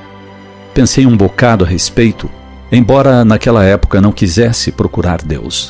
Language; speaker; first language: Portuguese; native; Portuguese